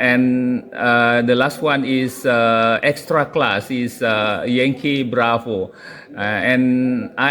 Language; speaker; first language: English; non-native, local second language; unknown